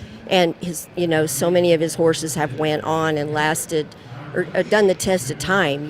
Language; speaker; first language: English; native; English